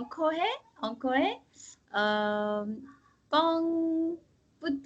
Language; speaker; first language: French; non-native, learner; Korean